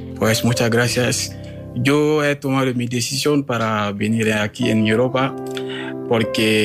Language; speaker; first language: Spanish; non-native, learner; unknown